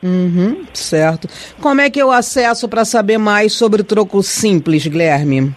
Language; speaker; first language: Portuguese; native; Portuguese